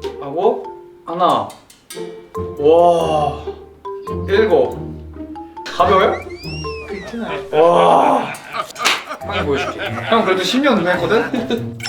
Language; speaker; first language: Korean; native; Korean